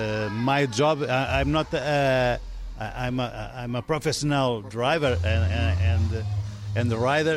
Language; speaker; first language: English; non-native, learner; Portuguese